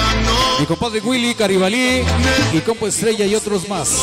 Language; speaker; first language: Spanish; native; Spanish